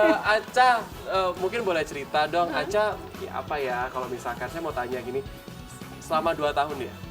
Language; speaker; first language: Indonesian; native; Indonesian